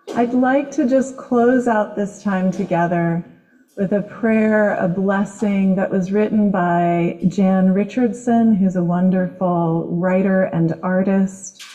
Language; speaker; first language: English; native; English